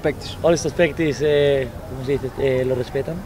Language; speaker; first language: Greek; non-native, learner; Spanish